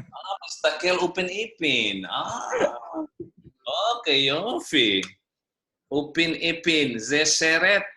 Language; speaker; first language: Hebrew; non-native, fluent; Indonesian